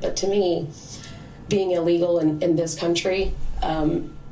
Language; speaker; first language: English; native; English